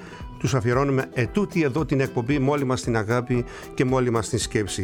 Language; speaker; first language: Greek; native; Greek